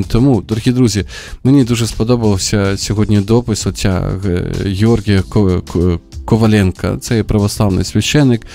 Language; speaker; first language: Ukrainian; native; Ukrainian